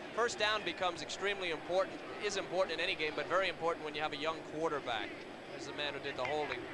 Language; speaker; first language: English; native; English